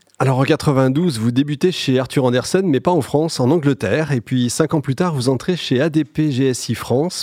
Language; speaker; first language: French; native; French